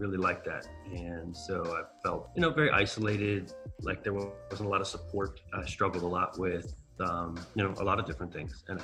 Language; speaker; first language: English; native; English